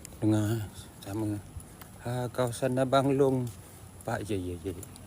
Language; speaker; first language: Malay; native; Malay